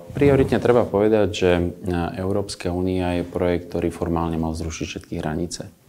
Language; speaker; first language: Slovak; native; Slovak